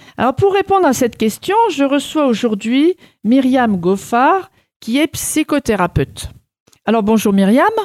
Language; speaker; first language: French; native; French